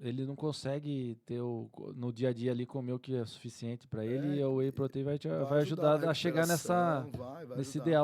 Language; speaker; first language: Portuguese; native; Portuguese